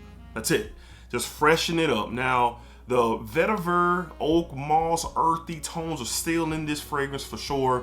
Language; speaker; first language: English; native; English